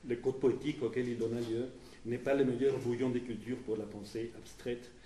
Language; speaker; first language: French; non-native, fluent; Spanish